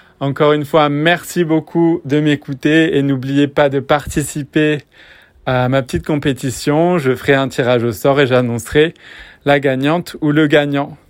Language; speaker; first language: French; native; French